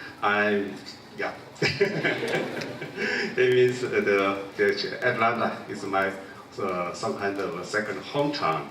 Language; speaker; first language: English; non-native, local second language; Korean